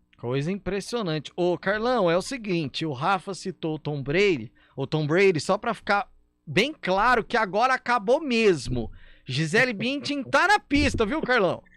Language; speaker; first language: Portuguese; native; Portuguese